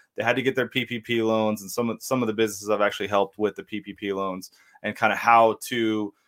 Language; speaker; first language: English; native; English